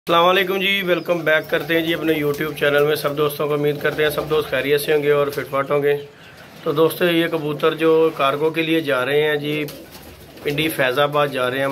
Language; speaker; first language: Hindi; non-native, local second language; Punjabi